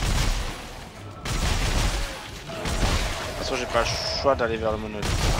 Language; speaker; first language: French; native; French